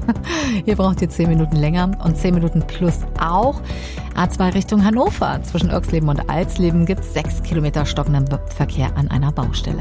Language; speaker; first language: German; native; German